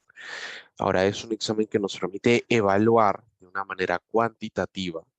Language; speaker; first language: Spanish; native; Spanish